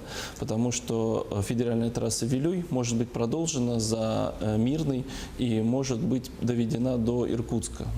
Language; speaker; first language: Russian; native; Russian